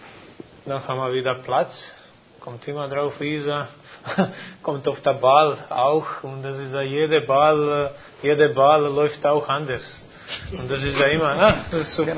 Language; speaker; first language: German; non-native, fluent; Croatian